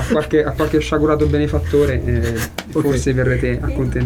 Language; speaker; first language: Italian; native; Italian